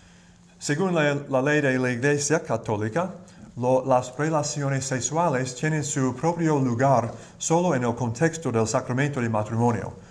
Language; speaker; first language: Spanish; non-native, learner; English